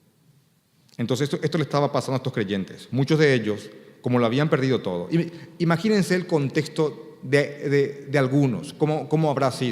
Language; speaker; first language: Spanish; native; Spanish